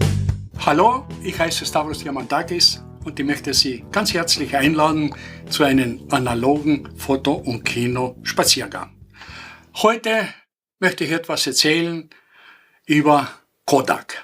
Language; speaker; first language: German; non-native, fluent; Greek